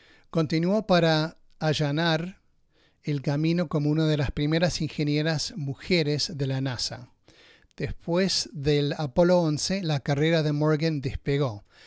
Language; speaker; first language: Spanish; native; Spanish